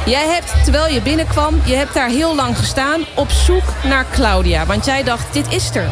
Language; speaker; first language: Dutch; native; Dutch